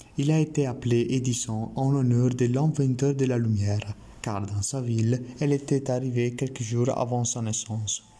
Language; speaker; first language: French; non-native, learner; Italian